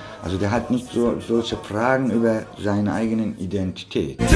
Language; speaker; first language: German; non-native, fluent; Zaza